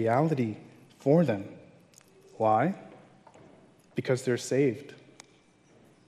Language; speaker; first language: English; non-native, local second language; Yoruba